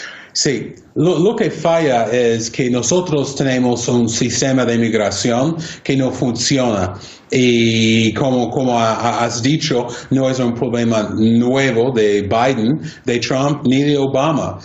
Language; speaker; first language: Spanish; non-native, fluent; English